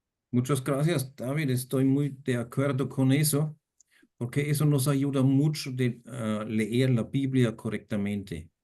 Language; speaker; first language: Spanish; non-native, fluent; German